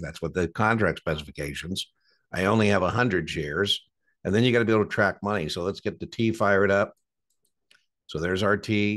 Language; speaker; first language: English; native; English